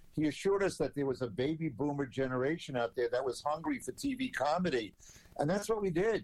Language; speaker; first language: English; native; English